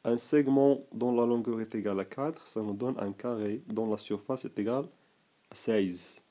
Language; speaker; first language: French; non-native, local second language; Arabic